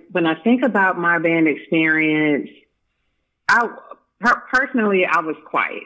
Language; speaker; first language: English; native; English